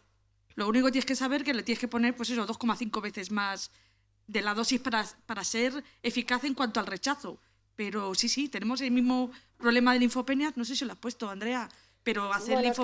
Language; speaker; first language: Spanish; native; Spanish